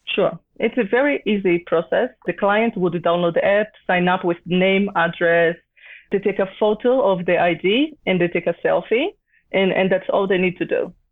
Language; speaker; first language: English; non-native, fluent; Portuguese